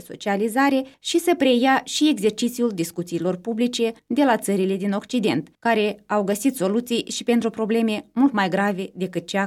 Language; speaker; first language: Romanian; native; Romanian